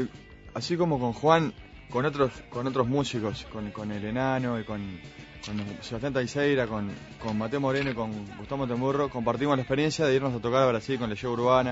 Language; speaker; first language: Spanish; native; Spanish